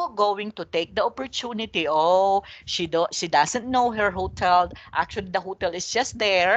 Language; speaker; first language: English; non-native, local second language; Filipino